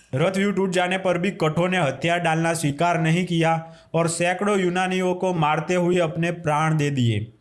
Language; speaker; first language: Hindi; non-native, local second language; Gujarati